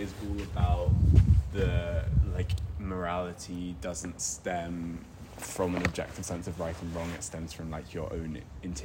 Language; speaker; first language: English; native; English